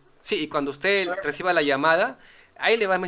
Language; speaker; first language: Spanish; native; Spanish